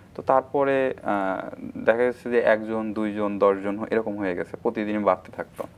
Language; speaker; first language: Bangla; native; Bangla